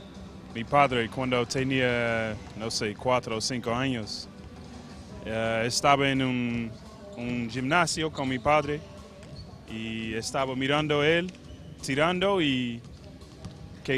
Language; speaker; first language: Spanish; non-native, learner; English